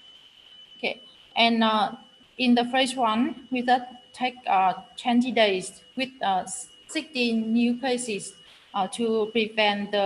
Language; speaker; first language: English; non-native, fluent; Vietnamese